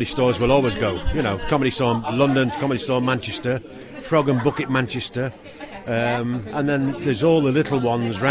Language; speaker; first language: English; native; English